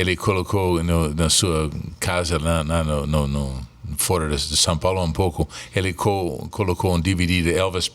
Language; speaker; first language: Portuguese; non-native, fluent; English